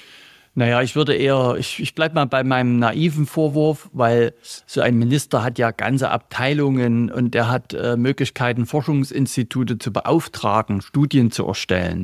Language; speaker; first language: German; native; German